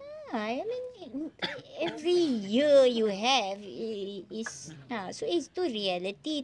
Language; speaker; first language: English; non-native, local second language; Malay